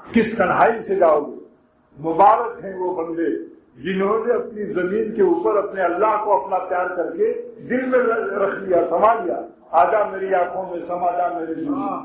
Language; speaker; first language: Urdu; native; Urdu